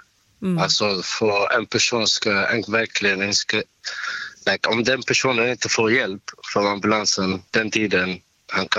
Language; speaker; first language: Swedish; non-native, learner; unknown